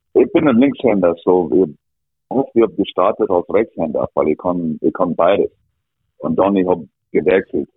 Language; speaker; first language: German; non-native, fluent; English